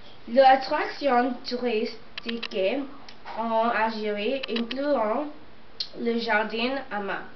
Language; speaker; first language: French; non-native, learner; English